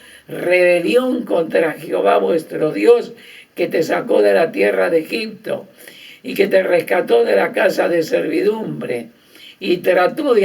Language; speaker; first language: Spanish; native; Spanish